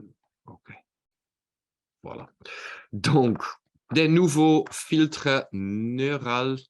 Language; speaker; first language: French; non-native, local second language; Dutch